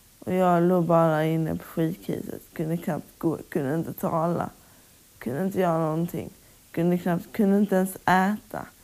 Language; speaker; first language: Swedish; native; Swedish